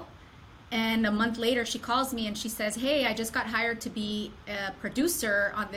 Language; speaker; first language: English; native; English